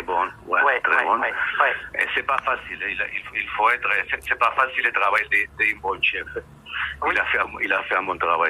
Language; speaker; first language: French; non-native, learner; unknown